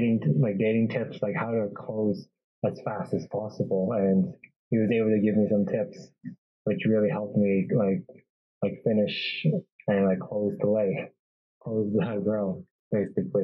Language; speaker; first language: English; native; English